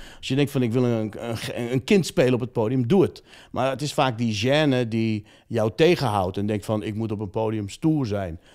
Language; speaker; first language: Dutch; early bilingual, other home language; Riffian